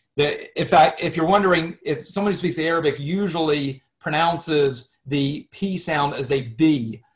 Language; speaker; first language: English; native; English